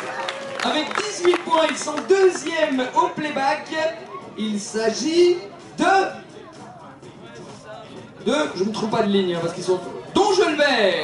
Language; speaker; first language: French; native; French